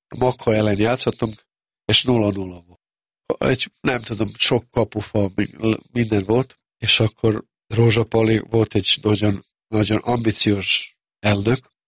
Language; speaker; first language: Hungarian; non-native, fluent; Serbian